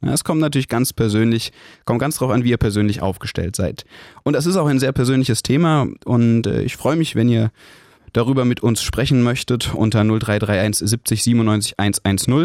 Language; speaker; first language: German; native; German